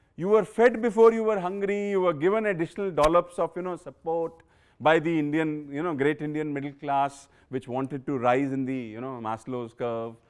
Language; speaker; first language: English; non-native, local second language; Punjabi